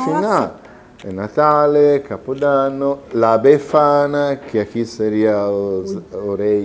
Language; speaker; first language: Portuguese; non-native, fluent; Italian